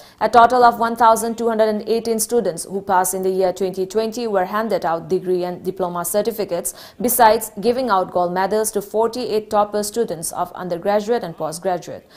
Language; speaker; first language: English; non-native, local second language; Manipuri